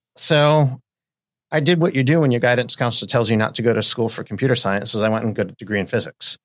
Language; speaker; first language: English; native; English